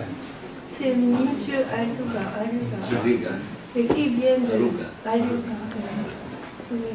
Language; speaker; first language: French; non-native, learner; Japanese